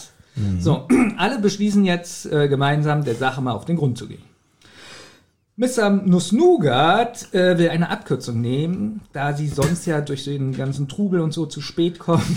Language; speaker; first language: German; native; German